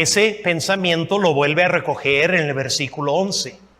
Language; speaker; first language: Spanish; non-native, fluent; English